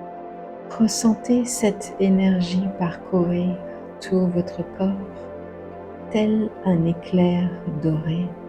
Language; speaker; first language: French; native; French